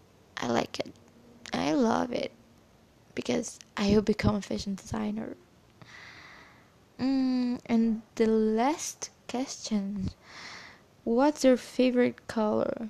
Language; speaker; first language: English; non-native, learner; Portuguese